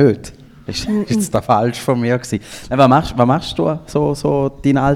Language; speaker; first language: German; native; German